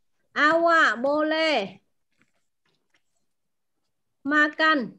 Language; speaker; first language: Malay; non-native, fluent; Vietnamese